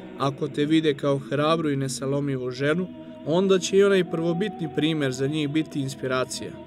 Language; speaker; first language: Serbian; native; Serbian